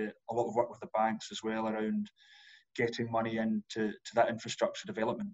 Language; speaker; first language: English; native; English